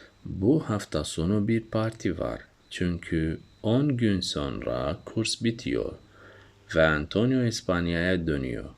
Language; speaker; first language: Turkish; non-native, learner; Central Kurdish